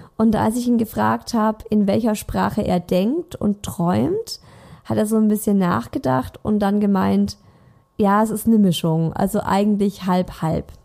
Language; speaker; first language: German; native; German